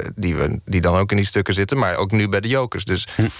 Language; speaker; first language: Dutch; native; Dutch